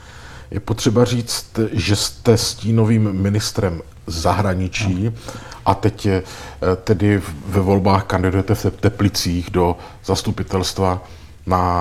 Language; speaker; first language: Czech; native; Czech